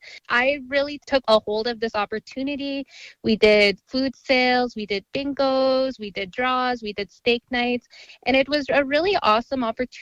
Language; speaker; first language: English; native; English